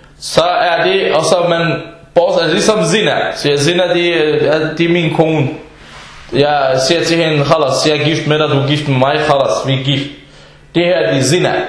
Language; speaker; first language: Danish; early bilingual, other home language; Arabic